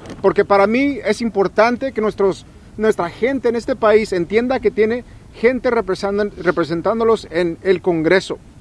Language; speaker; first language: Spanish; early bilingual, heritage; Spanish